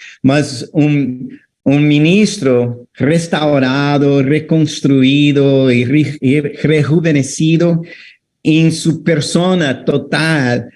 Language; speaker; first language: Spanish; non-native, fluent; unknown